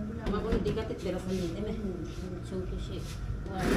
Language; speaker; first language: Turkish; non-native, learner; Filipino